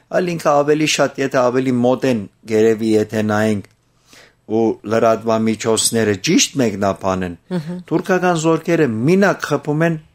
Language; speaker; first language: Armenian; early bilingual, heritage; Armenian